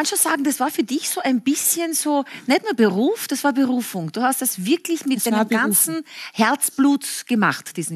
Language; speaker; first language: German; native; German